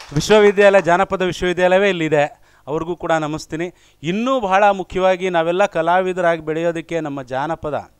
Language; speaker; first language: Kannada; non-native, local second language; Lambadi